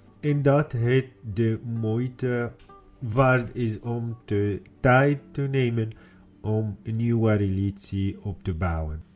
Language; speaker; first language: Dutch; non-native, learner; Arabic